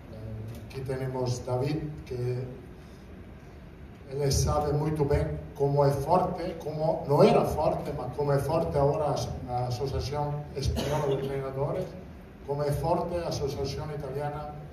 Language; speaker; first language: Portuguese; non-native, fluent; Italian